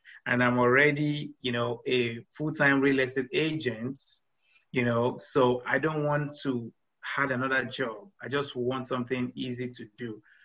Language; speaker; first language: English; non-native, local second language; Yoruba